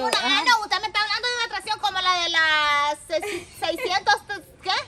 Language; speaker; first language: Spanish; native; Spanish